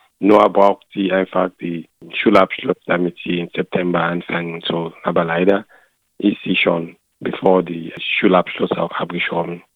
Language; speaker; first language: German; non-native, learner; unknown